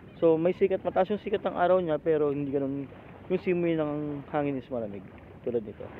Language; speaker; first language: Filipino; non-native, local second language; Cebuano